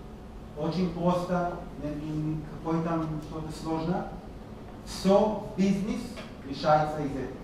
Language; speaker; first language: Russian; non-native, learner; Hebrew